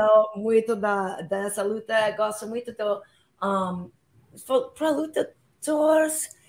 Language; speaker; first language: Portuguese; non-native, learner; English